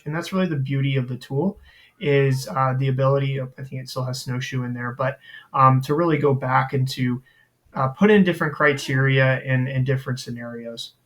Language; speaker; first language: English; native; English